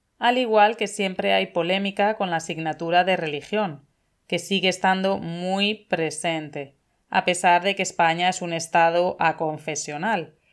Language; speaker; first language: Spanish; native; Spanish